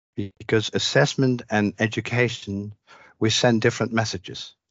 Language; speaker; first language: English; non-native, fluent; Dutch